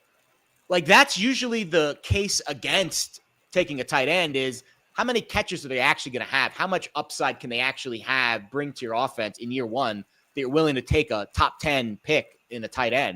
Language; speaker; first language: English; native; English